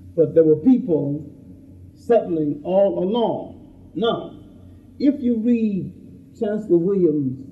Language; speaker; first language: English; native; English